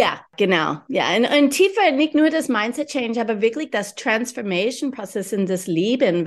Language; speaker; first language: German; non-native, learner; English